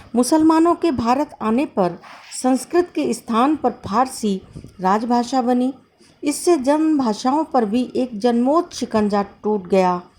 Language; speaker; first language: Hindi; native; Hindi